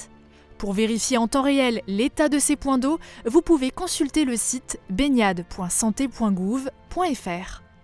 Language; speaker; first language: French; native; French